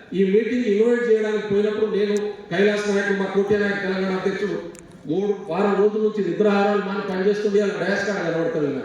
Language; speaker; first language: Telugu; non-native, local second language; Lambadi